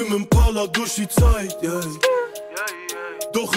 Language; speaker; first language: English; native; English